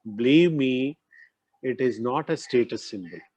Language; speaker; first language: English; non-native, local second language; Punjabi